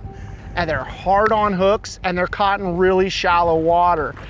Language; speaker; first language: English; native; English